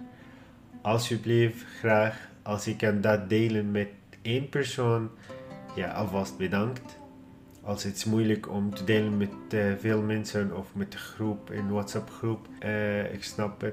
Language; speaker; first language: Dutch; non-native, learner; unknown